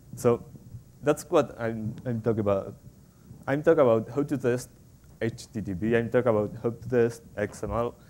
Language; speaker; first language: English; non-native, fluent; Spanish